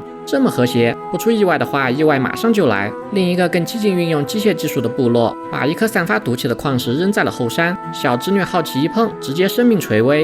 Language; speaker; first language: Chinese; native; Chinese